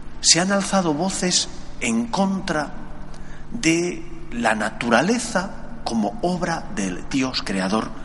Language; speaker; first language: Spanish; native; Spanish